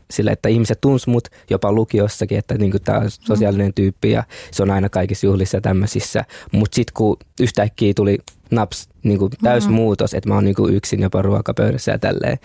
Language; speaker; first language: Finnish; early bilingual, other home language; Kinyarwanda